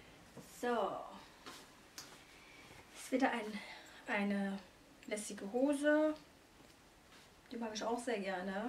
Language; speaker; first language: German; non-native, fluent; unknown